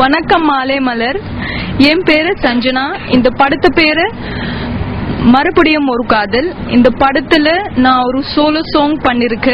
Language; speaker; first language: Tamil; non-native, fluent; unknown